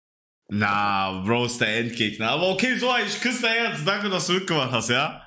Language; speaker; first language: German; native; German